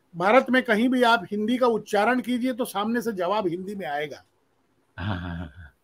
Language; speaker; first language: Hindi; non-native, local second language; Marathi